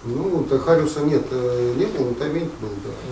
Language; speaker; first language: Russian; native; Russian